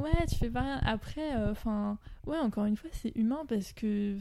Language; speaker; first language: French; native; French